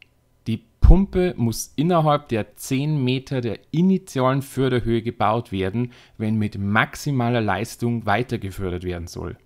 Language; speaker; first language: German; native; German